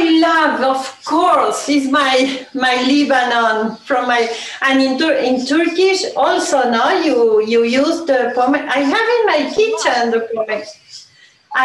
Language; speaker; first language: English; non-native, learner; Spanish